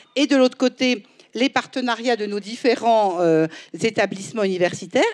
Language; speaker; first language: French; native; French